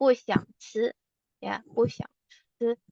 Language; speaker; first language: Chinese; non-native, fluent; Indonesian